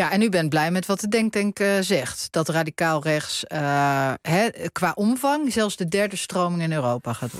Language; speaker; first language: Dutch; native; Dutch